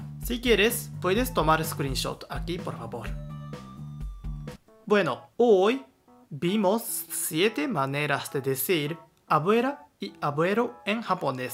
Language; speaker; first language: Spanish; non-native, learner; Japanese